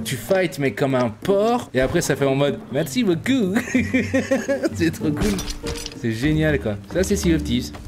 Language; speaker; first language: French; native; French